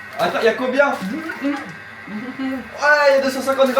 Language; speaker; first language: French; native; French